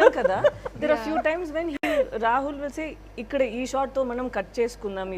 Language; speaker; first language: Telugu; non-native, fluent; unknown